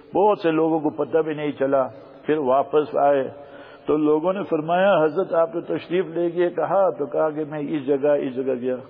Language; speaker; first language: Urdu; early bilingual, heritage; Urdu